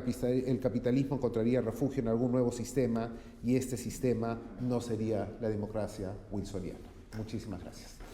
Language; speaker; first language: Spanish; native; Spanish